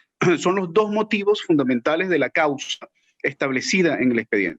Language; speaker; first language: Spanish; native; Spanish